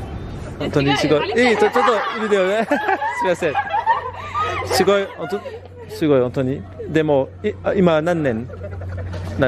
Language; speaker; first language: Japanese; non-native, learner; French